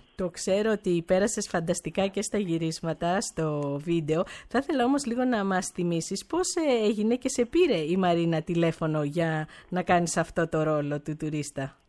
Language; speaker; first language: Greek; native; Greek